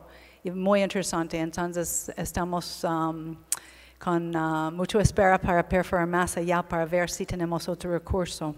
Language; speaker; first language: Spanish; non-native, learner; English